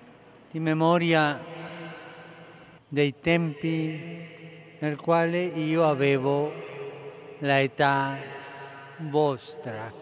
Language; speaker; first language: Italian; non-native, fluent; Spanish